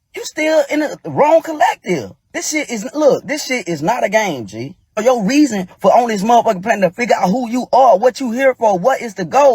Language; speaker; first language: English; native; English